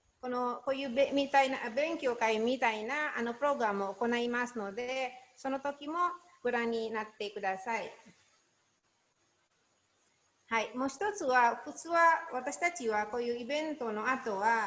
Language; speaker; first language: Japanese; non-native, learner; Indonesian